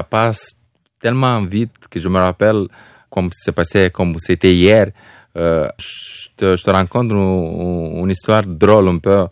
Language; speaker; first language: French; non-native, fluent; Romanian